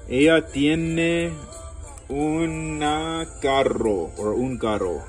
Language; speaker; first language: Spanish; non-native, learner; English